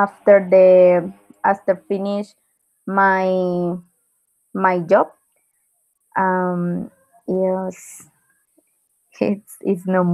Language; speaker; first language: English; non-native, learner; Spanish